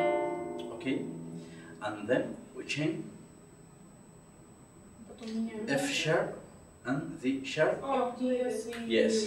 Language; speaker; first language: English; non-native, learner; Spanish